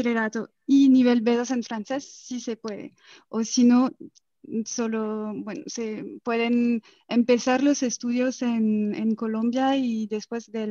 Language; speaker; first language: Spanish; non-native, fluent; French